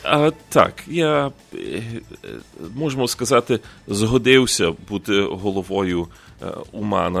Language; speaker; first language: Ukrainian; early bilingual, heritage; Ukrainian